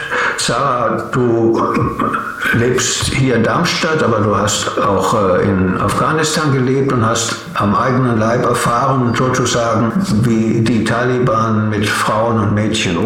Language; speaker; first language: German; native; German